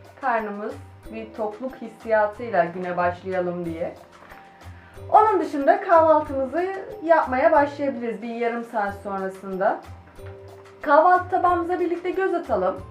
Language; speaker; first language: Turkish; native; Turkish